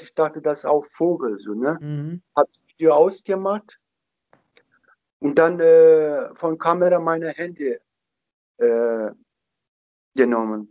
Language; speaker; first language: German; non-native, learner; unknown